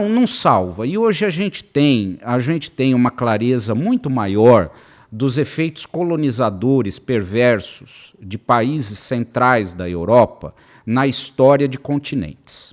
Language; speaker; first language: Portuguese; native; Portuguese